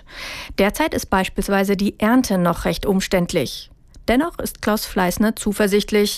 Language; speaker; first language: German; native; German